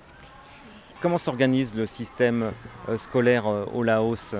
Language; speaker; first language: French; native; French